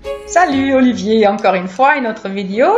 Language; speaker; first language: French; non-native, fluent; German